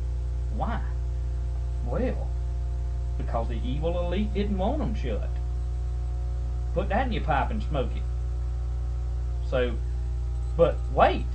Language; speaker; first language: English; native; English